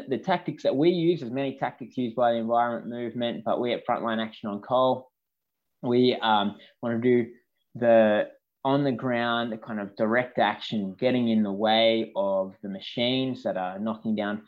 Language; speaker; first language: English; native; English